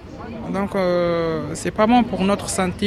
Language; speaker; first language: French; non-native, learner; Arabic